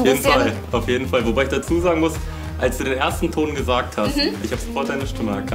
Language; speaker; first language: German; native; German